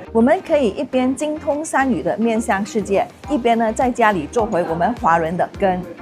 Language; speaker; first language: Chinese; native; Chinese